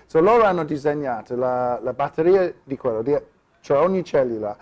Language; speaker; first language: Italian; non-native, learner; English